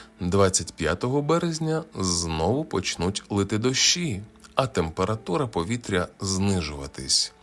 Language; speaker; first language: Ukrainian; native; Ukrainian